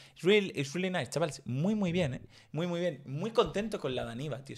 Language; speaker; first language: Spanish; native; Spanish